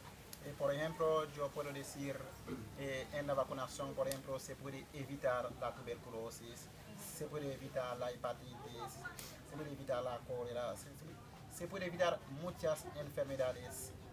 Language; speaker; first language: Spanish; non-native, fluent; Haitian Creole